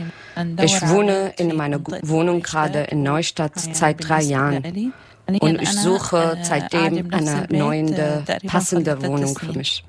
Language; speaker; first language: German; non-native, learner; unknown